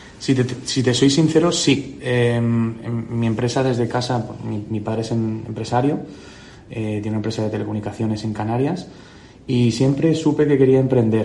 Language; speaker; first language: Spanish; native; Spanish